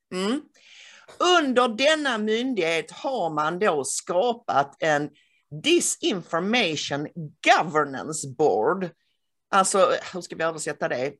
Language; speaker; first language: Swedish; native; Swedish